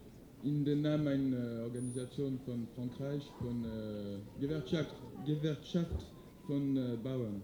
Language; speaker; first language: German; non-native, learner; French